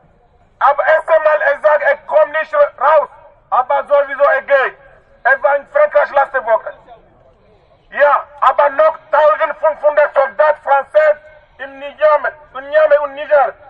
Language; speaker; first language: German; non-native, learner; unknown